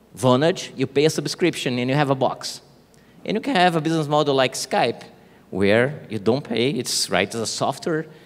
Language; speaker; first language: English; non-native, fluent; Portuguese